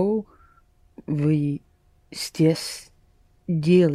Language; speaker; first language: Russian; non-native, learner; English